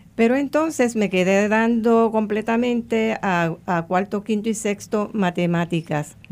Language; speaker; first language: Spanish; native; Spanish